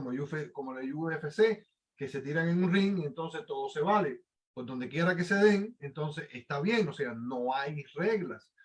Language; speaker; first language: Spanish; native; Spanish